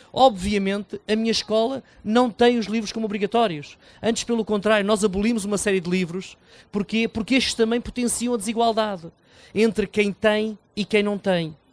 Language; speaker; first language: Portuguese; native; Portuguese